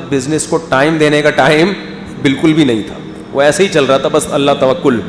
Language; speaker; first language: Urdu; native; Urdu